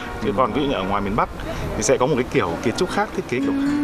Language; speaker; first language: Vietnamese; non-native, fluent; Korean